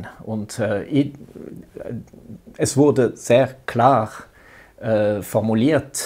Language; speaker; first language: German; non-native, local second language; French